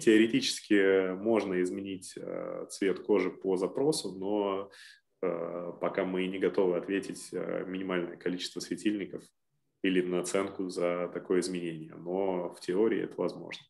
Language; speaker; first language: Russian; native; Russian